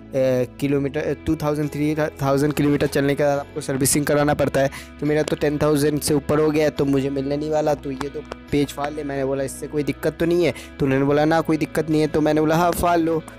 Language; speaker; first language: Hindi; non-native, local second language; Bangla